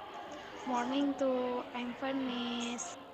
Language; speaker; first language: English; non-native, learner; Indonesian